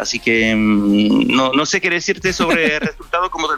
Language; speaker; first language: Spanish; non-native, fluent; French